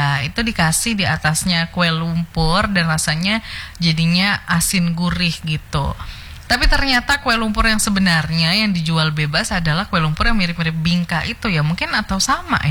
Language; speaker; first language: Indonesian; native; Indonesian